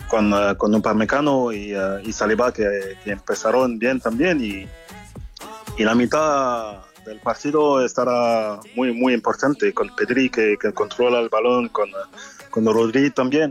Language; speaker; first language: Spanish; non-native, fluent; French